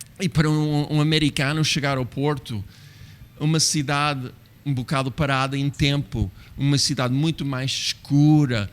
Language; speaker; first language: Portuguese; non-native, fluent; English